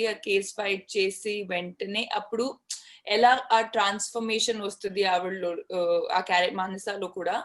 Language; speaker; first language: Telugu; non-native, learner; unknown